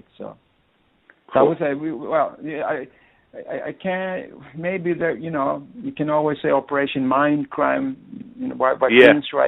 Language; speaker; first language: English; non-native, fluent; Swedish